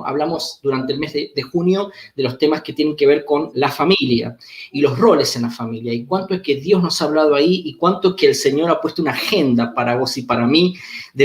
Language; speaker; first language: Spanish; native; Spanish